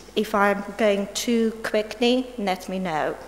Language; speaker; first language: English; non-native, fluent; Slovenian